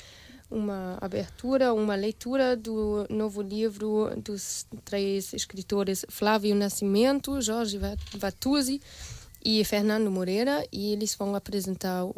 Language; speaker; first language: Portuguese; non-native, fluent; German